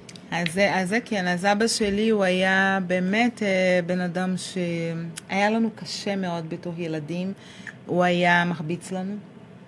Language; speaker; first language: Hebrew; non-native, fluent; Portuguese